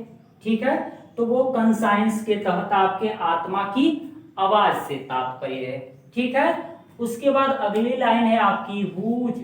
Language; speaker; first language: Hindi; native; Hindi